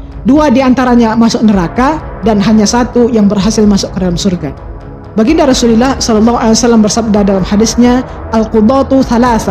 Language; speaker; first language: Indonesian; native; Indonesian